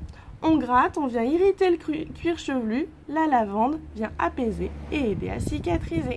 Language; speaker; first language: French; native; French